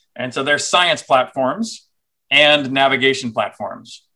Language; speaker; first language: English; native; English